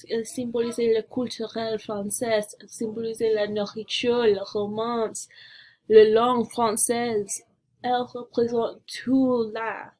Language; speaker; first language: French; non-native, learner; English